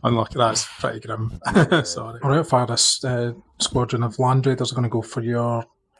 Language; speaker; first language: English; native; English